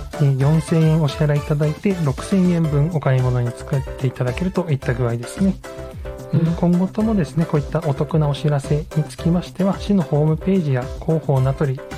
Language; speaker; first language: Japanese; native; Japanese